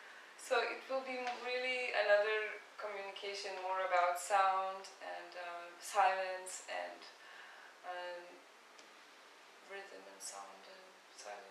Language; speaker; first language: English; non-native, fluent; Turkish